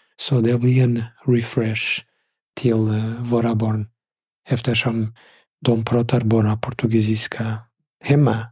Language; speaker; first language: Swedish; non-native, fluent; Portuguese